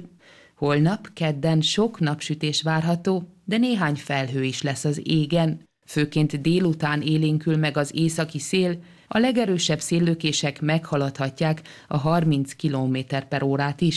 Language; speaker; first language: Hungarian; native; Hungarian